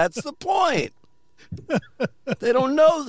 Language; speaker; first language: English; native; English